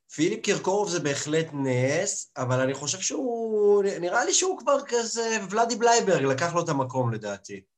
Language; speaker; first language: Hebrew; early bilingual, other home language; Russian